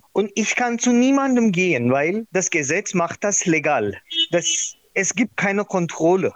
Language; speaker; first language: German; non-native, learner; Marathi